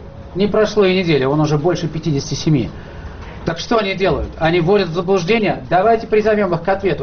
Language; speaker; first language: Russian; native; Russian